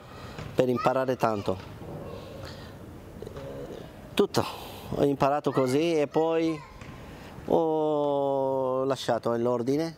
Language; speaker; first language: Italian; non-native, fluent; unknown